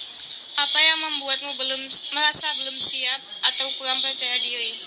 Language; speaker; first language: Indonesian; native; Indonesian